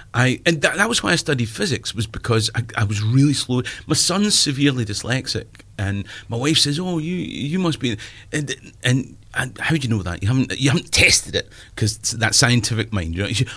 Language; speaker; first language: English; native; English